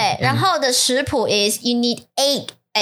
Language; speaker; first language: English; non-native, fluent; Chinese